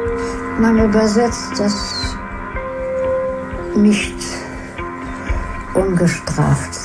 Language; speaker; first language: German; non-native, fluent; Russian